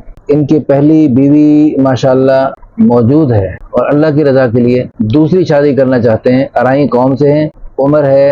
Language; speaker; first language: Urdu; native; Urdu